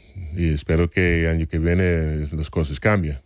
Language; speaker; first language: Spanish; non-native, fluent; English